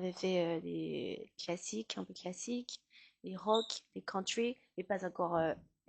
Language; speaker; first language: French; non-native, learner; Chinese